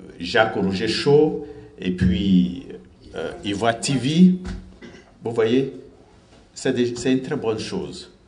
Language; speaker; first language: French; non-native, local second language; Baoulé